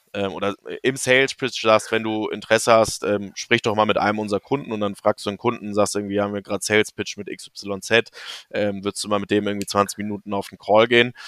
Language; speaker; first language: German; native; German